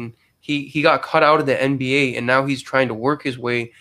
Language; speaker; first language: English; native; English